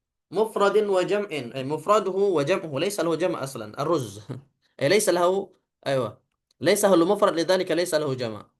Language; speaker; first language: Arabic; non-native, fluent; Indonesian